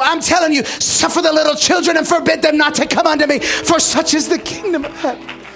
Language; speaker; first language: English; native; English